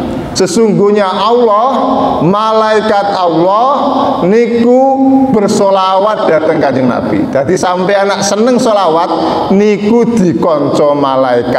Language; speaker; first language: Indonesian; non-native, local second language; Javanese